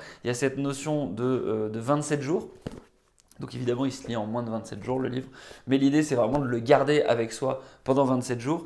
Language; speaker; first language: French; native; French